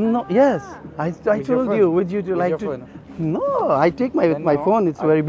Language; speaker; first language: English; non-native, learner; Persian